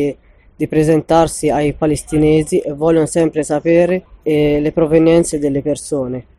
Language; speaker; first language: Italian; non-native, fluent; Arabic